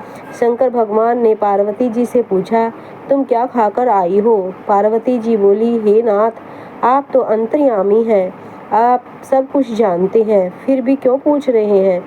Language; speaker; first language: Hindi; native; Hindi